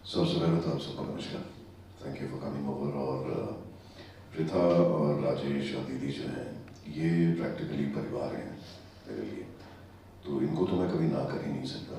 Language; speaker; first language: Hindi; native; Hindi